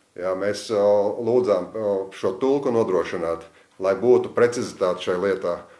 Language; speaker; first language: Latvian; native; Latvian